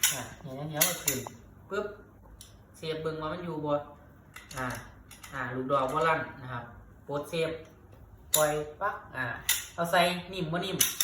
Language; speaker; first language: Thai; native; Thai